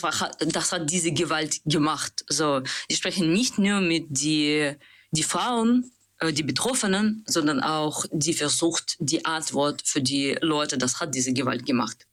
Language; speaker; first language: German; non-native, learner; Russian